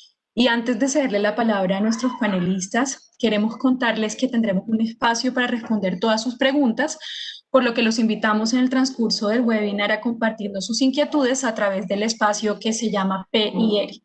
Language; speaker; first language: Spanish; native; Spanish